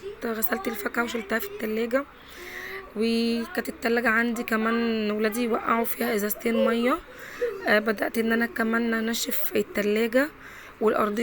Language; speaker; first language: Arabic; native; Arabic